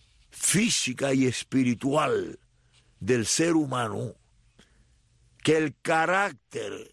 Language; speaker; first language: Spanish; native; Spanish